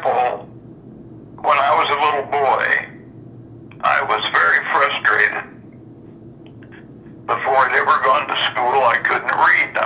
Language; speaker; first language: English; native; English